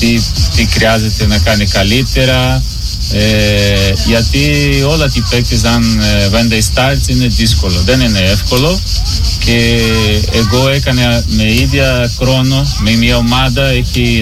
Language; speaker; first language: Greek; non-native, learner; Portuguese